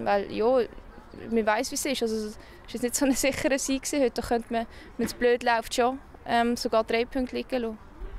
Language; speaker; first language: German; native; German